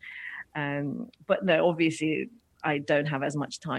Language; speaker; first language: English; non-native, fluent; Russian